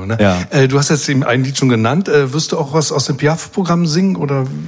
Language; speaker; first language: German; native; German